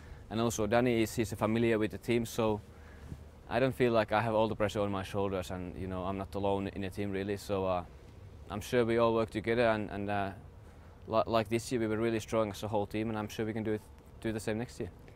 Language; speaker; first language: English; non-native, fluent; Finnish